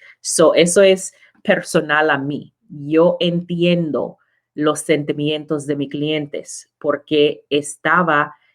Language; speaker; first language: Spanish; non-native, learner; English